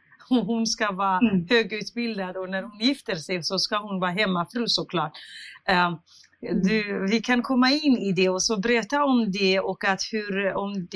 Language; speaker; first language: Swedish; non-native, fluent; Central Kurdish